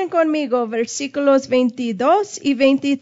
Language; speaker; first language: Spanish; non-native, fluent; English